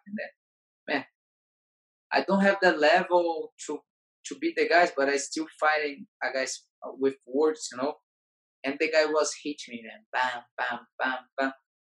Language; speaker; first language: English; non-native, learner; Portuguese